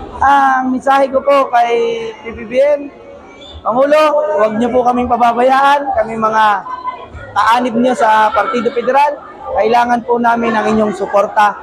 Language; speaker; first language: Filipino; native; Filipino